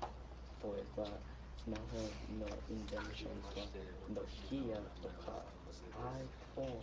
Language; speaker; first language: Japanese; non-native, learner; English